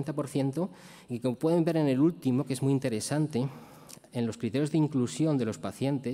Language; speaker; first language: Spanish; native; Spanish